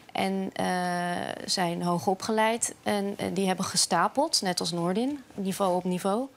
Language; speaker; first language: Dutch; early bilingual, other home language; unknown